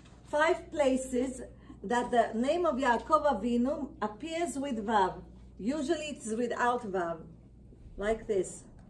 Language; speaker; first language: English; non-native, fluent; Hebrew